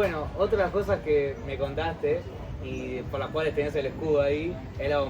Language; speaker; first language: Spanish; native; Spanish